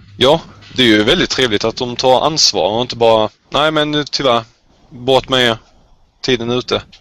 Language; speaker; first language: Swedish; native; Swedish